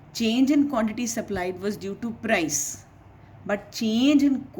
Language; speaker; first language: English; non-native, local second language; Punjabi